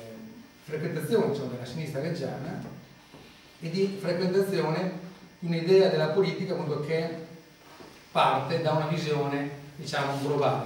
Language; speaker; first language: Italian; native; Italian